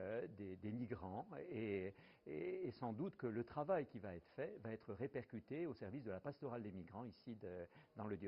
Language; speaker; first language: French; native; French